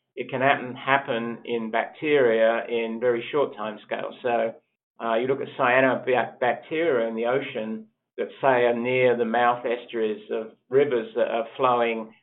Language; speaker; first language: English; native; English